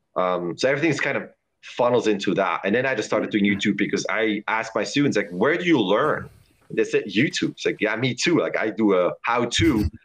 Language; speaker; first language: English; non-native, fluent; German